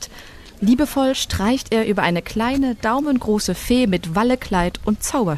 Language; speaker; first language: German; native; German